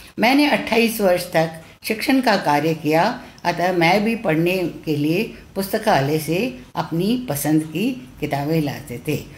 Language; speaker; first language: Hindi; non-native, local second language; Tamil